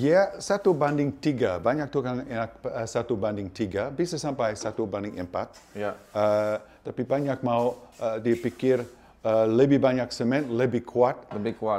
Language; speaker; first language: Indonesian; non-native, learner; English